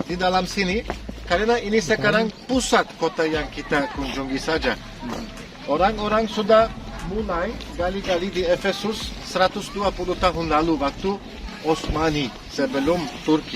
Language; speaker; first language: Indonesian; non-native, fluent; Turkish